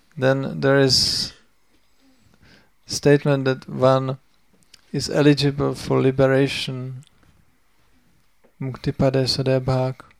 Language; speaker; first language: English; non-native, fluent; Czech